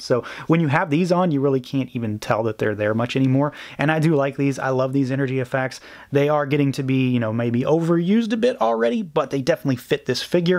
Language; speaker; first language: English; native; English